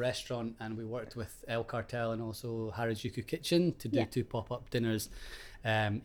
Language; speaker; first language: English; native; English